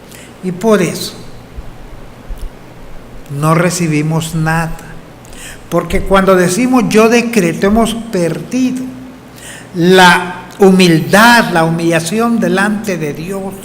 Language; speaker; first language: Spanish; native; Spanish